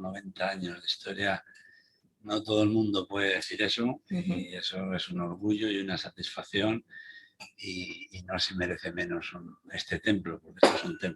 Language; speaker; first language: Spanish; native; Spanish